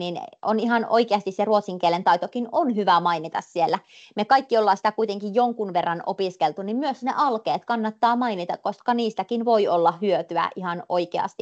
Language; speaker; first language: Finnish; native; Finnish